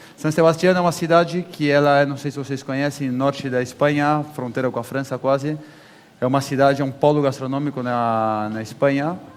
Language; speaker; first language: Portuguese; native; Portuguese